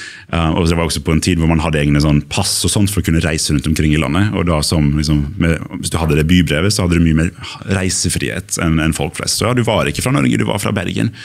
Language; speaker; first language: Norwegian; early bilingual, other home language; English